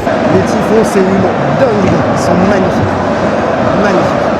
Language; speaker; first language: French; native; French